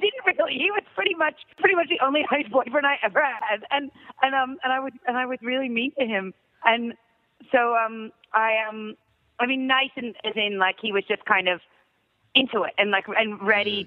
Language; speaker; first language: English; native; English